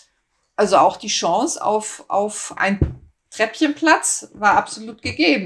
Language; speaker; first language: German; native; German